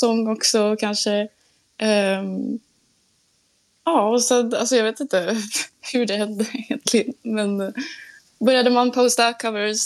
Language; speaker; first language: Swedish; non-native, fluent; French